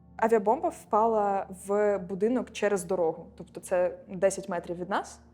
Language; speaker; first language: Ukrainian; non-native, local second language; Russian